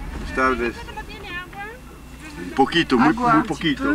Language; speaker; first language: Spanish; non-native, learner; French